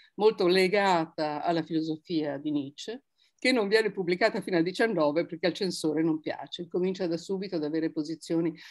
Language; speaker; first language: Italian; native; Italian